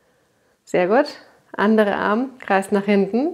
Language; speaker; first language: German; native; German